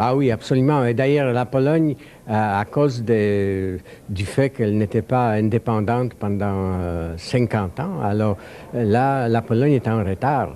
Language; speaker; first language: French; non-native, fluent; Polish